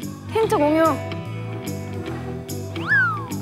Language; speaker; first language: Korean; native; Korean